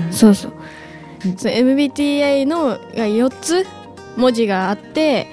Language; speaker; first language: Japanese; native; Japanese